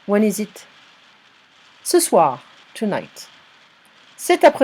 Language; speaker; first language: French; non-native, fluent; English